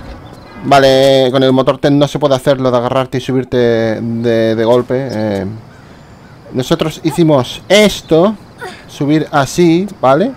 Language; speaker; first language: Spanish; native; Spanish